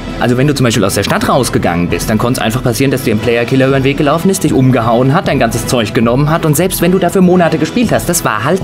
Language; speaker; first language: German; native; German